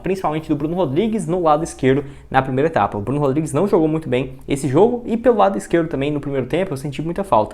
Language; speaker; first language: Portuguese; native; Portuguese